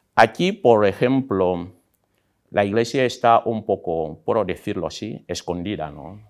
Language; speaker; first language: Spanish; non-native, local second language; Fang